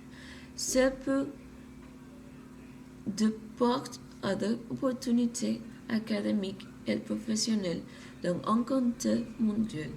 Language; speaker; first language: French; non-native, learner; Spanish